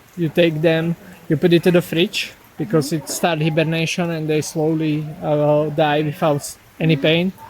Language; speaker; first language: English; non-native, fluent; Slovak